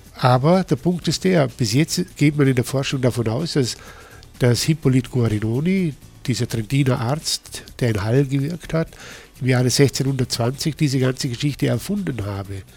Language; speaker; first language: German; native; German